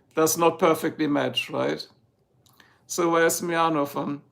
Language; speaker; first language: English; non-native, fluent; German